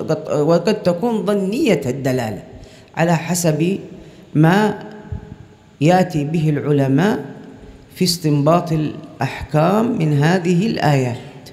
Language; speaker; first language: Arabic; native; Arabic